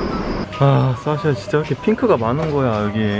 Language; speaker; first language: Korean; native; Korean